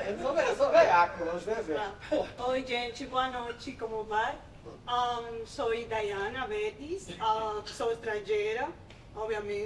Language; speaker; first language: Portuguese; non-native, fluent; Spanish